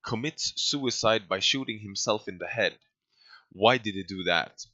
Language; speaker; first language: English; non-native, fluent; Swedish